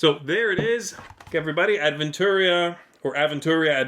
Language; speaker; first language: English; native; English